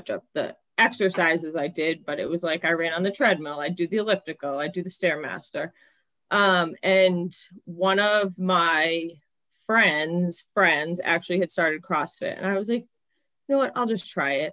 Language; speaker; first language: English; native; English